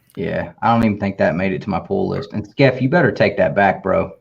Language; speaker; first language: English; native; English